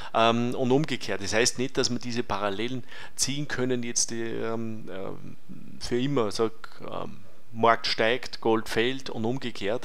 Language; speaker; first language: German; native; German